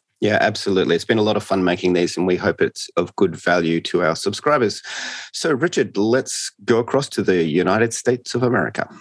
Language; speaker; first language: English; native; English